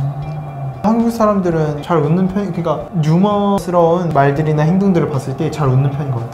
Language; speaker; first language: Korean; native; Korean